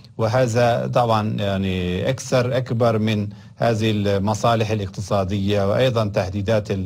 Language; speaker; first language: Arabic; non-native, fluent; Turkish